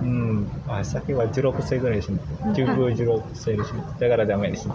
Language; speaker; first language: Japanese; non-native, learner; Indonesian